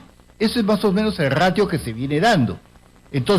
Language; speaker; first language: Spanish; native; Spanish